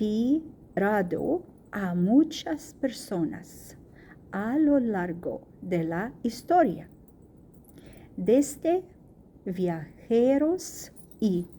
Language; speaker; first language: Spanish; non-native, learner; Arabic